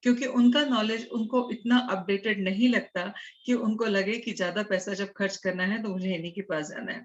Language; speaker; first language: Hindi; native; Hindi